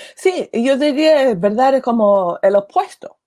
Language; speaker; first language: Spanish; non-native, fluent; English